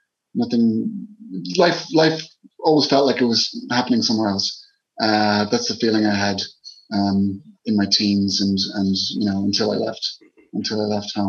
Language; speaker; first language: English; native; English